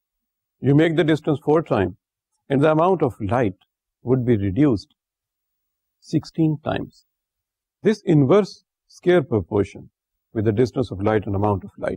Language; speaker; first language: English; non-native, local second language; Urdu